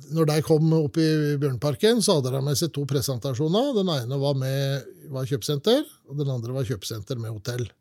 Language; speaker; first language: Norwegian; native; Norwegian